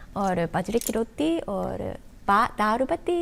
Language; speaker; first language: Hindi; non-native, learner; Japanese